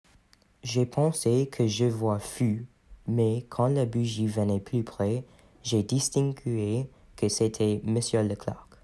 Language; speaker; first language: French; non-native, learner; English